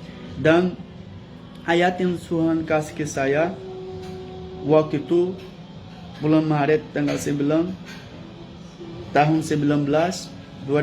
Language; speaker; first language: Indonesian; non-native, learner; Portuguese